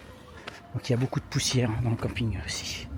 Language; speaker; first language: French; native; French